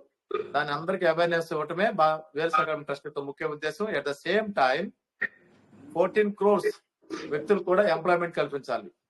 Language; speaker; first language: Telugu; native; Telugu